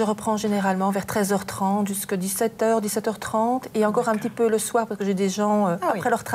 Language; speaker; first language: French; native; French